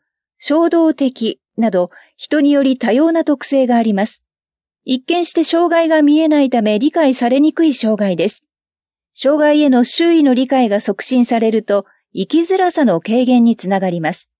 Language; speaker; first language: Japanese; native; Japanese